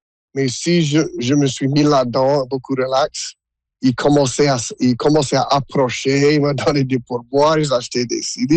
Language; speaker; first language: French; non-native, local second language; English